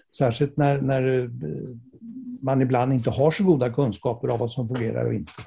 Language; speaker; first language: Swedish; native; Swedish